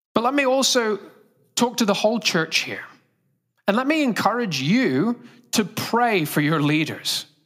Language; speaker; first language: English; native; English